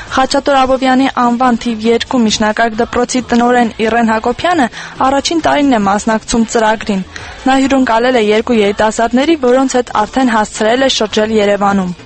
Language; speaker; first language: Armenian; native; Armenian